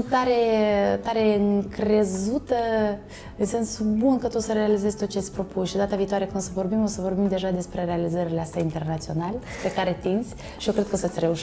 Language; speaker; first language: Romanian; native; Romanian